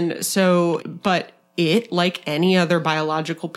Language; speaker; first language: English; native; English